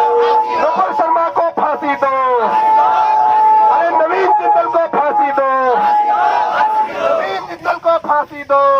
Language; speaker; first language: Hindi; native; Hindi